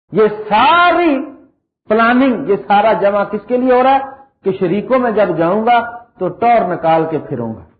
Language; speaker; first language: Urdu; native; Urdu